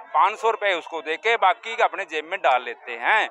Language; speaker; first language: Hindi; native; Hindi